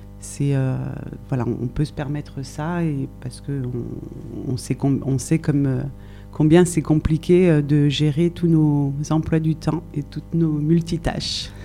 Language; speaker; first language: French; native; French